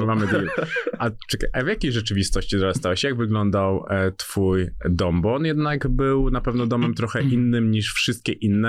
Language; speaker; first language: Polish; native; Polish